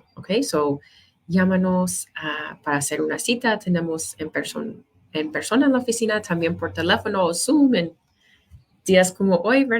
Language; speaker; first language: Spanish; non-native, fluent; English